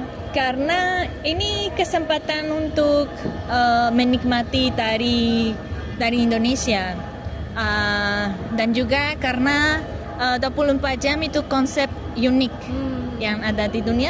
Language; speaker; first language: Indonesian; non-native, learner; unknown